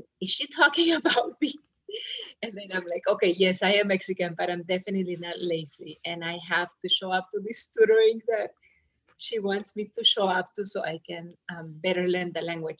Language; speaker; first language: English; non-native, fluent; Spanish